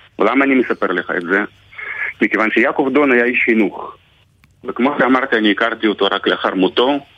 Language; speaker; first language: Hebrew; non-native, fluent; Russian